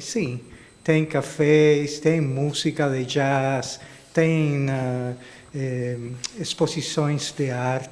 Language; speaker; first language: Portuguese; non-native, learner; Spanish